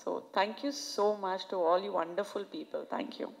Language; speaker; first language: Tamil; non-native, fluent; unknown